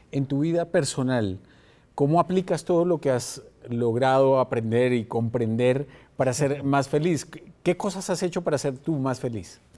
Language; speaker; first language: Spanish; native; Spanish